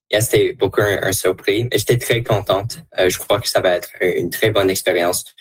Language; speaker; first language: French; non-native, local second language; English